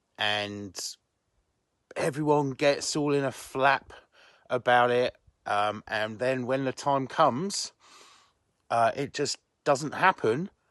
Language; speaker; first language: English; native; English